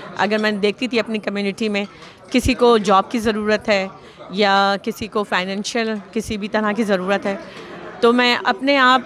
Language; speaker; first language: Urdu; native; Urdu